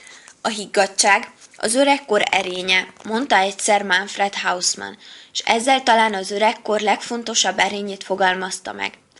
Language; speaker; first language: Hungarian; native; Hungarian